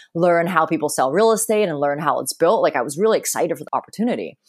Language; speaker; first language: English; early bilingual, other home language; Cantonese